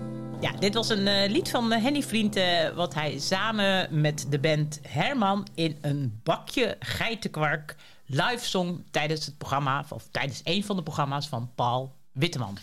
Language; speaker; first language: Dutch; native; Dutch